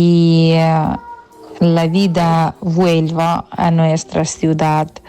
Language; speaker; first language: Spanish; non-native, fluent; Ukrainian